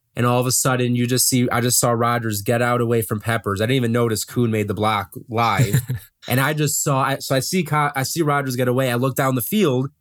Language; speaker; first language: English; native; English